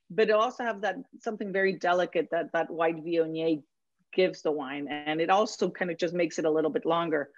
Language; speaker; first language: English; non-native, fluent; Spanish